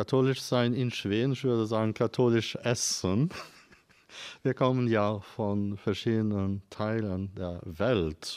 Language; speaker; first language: German; non-native, fluent; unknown